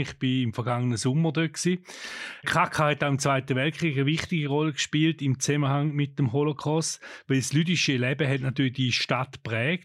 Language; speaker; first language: German; native; German